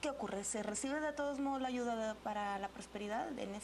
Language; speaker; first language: Spanish; native; Spanish